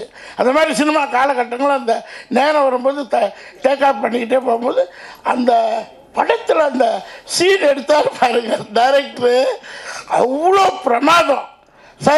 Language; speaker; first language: Tamil; native; Tamil